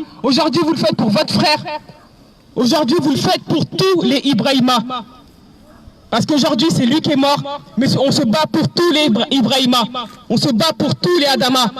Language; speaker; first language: French; native; French